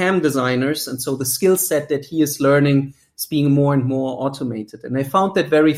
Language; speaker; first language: English; non-native, fluent; German